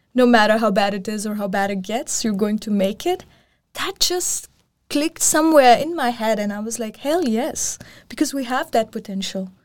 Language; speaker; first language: English; non-native, local second language; Urdu